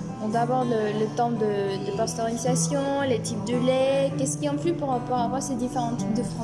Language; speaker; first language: French; non-native, learner; Spanish